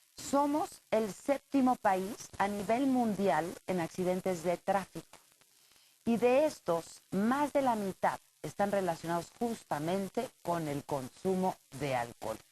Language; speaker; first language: Spanish; native; Spanish